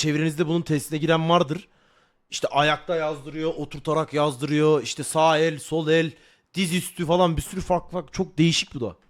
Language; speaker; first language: Turkish; native; Turkish